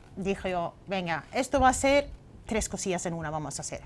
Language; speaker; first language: Spanish; non-native, fluent; Swedish